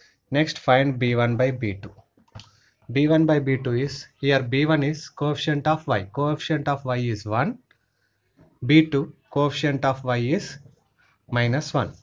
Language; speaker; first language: English; non-native, local second language; Telugu